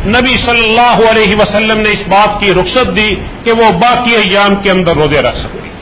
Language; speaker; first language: Urdu; native; Urdu